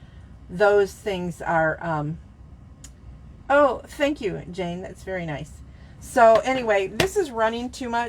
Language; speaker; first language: English; native; English